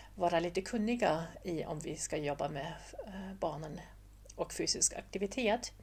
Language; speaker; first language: Swedish; non-native, fluent; German